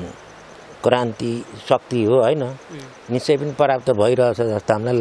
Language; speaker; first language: Nepali; native; Nepali